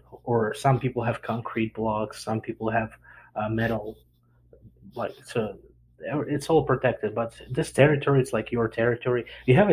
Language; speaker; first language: English; non-native, fluent; Ukrainian